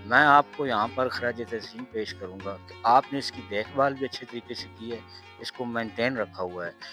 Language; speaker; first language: Urdu; non-native, local second language; Punjabi